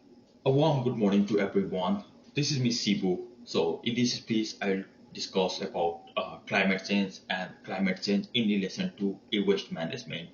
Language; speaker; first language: English; non-native, learner; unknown